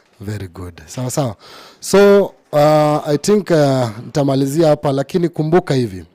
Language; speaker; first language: Swahili; non-native, local second language; Gusii